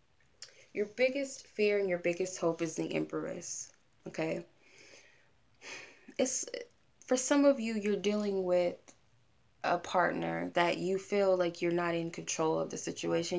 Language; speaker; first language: English; native; English